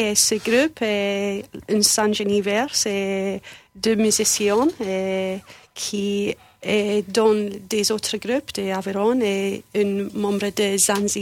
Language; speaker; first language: French; non-native, learner; English